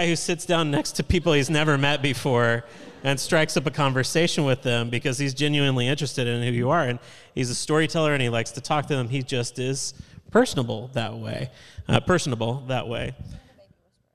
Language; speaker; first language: English; native; English